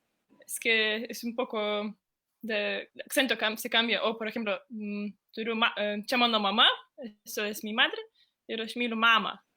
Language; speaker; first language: Spanish; non-native, fluent; Lithuanian